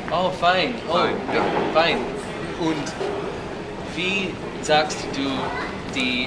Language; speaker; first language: German; non-native, learner; English